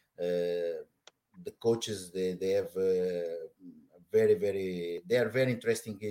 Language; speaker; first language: English; non-native, learner; Portuguese